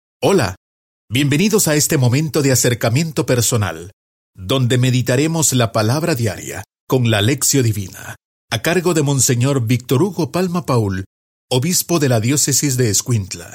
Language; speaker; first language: Spanish; native; Spanish